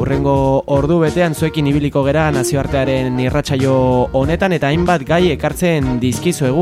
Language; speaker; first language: Basque; native; Basque